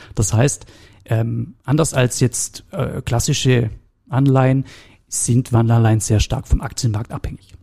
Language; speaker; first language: German; native; German